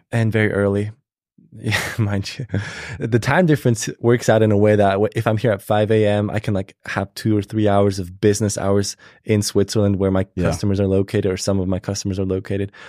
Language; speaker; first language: English; non-native, fluent; German